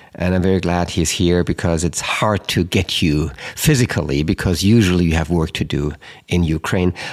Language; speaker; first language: English; non-native, fluent; German